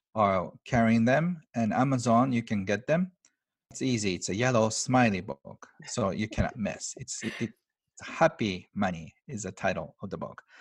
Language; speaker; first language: English; non-native, fluent; Japanese